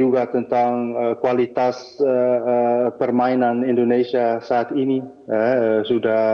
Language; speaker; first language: Indonesian; early bilingual, heritage; Dutch